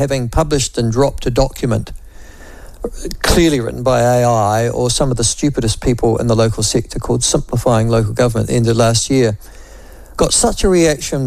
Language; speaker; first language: English; native; English